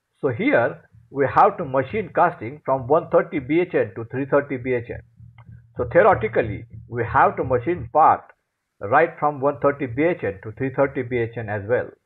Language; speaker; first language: English; non-native, local second language; Marathi